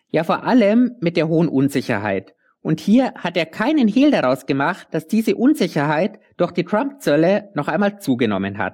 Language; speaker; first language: German; native; German